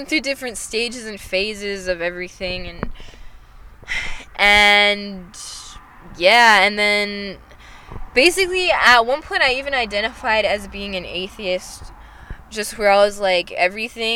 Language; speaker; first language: English; native; English